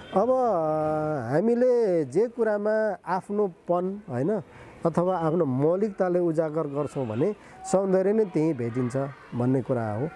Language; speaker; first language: Nepali; non-native, local second language; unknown